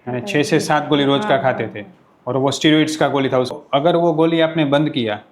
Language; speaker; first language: Hindi; non-native, local second language; Gujarati